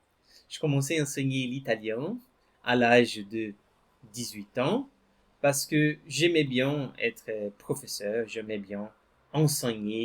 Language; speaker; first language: French; non-native, fluent; Portuguese